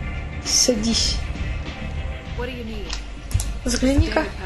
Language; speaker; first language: Russian; native; Russian